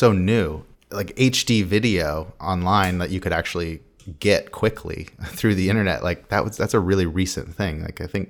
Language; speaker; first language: English; native; English